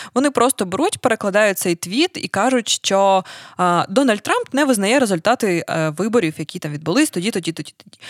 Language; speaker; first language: Ukrainian; native; Ukrainian